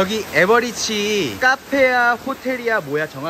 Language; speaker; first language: Korean; native; Korean